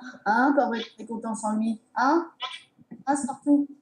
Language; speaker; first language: French; native; French